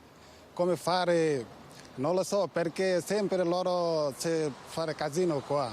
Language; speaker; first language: Italian; non-native, learner; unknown